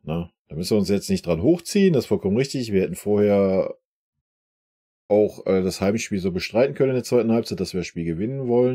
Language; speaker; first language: German; native; German